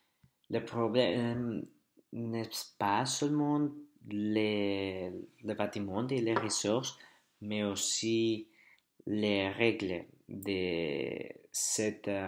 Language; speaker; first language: French; non-native, learner; Spanish